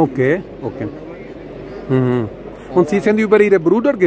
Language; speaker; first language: German; non-native, learner; Urdu